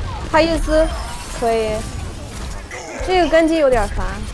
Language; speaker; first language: Chinese; early bilingual, heritage; Chinese